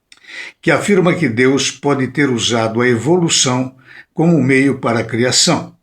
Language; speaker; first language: Portuguese; native; Portuguese